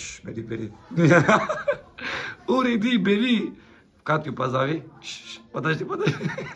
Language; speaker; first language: Russian; non-native, learner; Turkish